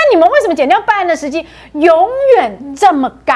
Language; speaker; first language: Chinese; native; Chinese